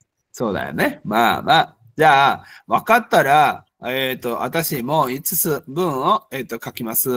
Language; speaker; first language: Japanese; non-native, fluent; Bangla